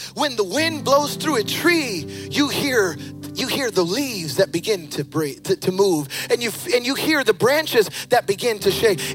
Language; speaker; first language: English; early bilingual, other home language; Spanish